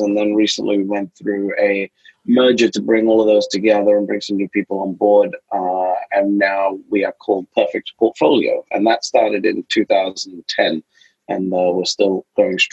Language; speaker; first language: English; native; English